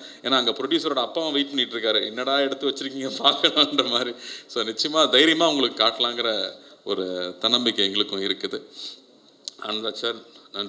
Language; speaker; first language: Tamil; native; Tamil